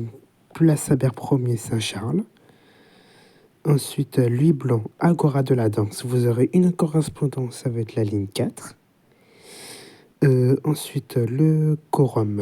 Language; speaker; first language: French; native; French